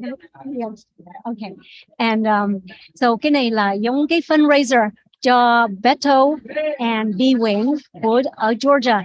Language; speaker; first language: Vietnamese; early bilingual, heritage; Vietnamese